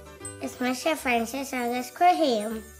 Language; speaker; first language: Irish; non-native, local second language; English